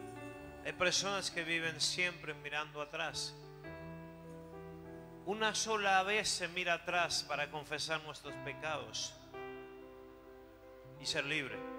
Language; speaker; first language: Spanish; native; Spanish